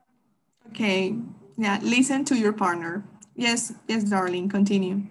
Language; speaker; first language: English; non-native, fluent; Spanish